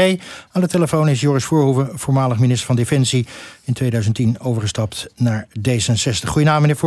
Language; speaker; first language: Dutch; native; Dutch